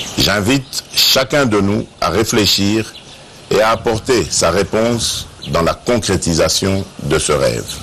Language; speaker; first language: French; non-native, local second language; Luba-Lulua